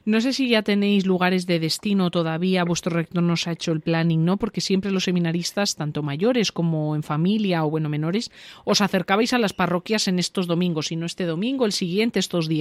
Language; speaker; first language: Spanish; native; Spanish